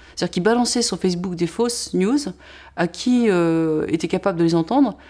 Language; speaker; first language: French; native; French